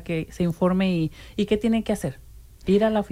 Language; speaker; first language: Spanish; native; Spanish